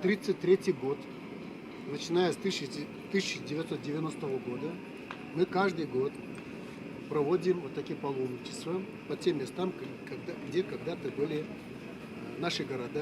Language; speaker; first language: Russian; non-native, local second language; Chuvash